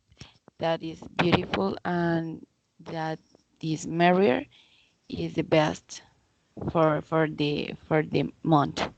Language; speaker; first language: English; non-native, learner; Spanish